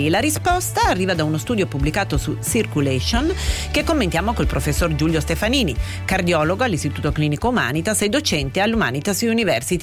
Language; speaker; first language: Italian; native; Italian